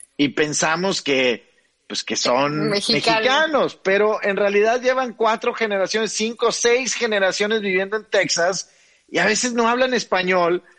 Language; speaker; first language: Spanish; native; Spanish